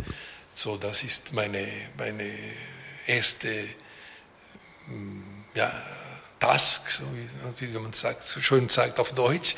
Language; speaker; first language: German; non-native, local second language; Italian